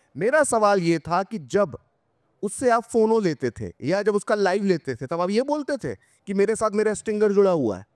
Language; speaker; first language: Hindi; native; Hindi